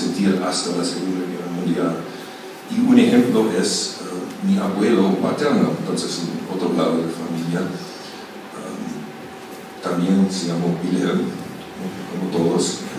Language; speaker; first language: Spanish; non-native, fluent; German